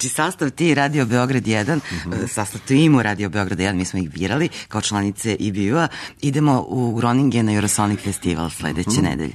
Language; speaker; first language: Serbian; native; Serbian